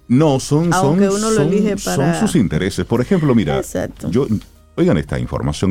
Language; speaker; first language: Spanish; native; Spanish